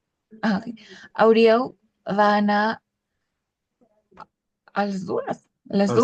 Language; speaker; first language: Catalan; non-native, learner; Spanish